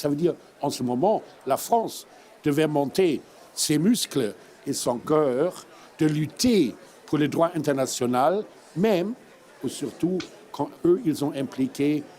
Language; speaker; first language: French; non-native, fluent; German